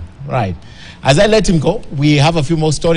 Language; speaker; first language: English; non-native, local second language; Swahili